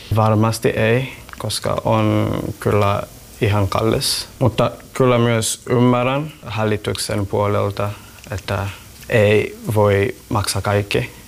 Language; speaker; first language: Finnish; non-native, learner; Swahili